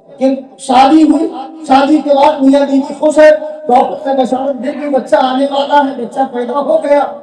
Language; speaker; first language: Urdu; native; Urdu